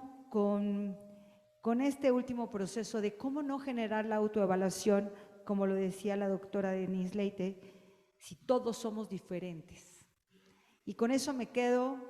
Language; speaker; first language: Spanish; native; Spanish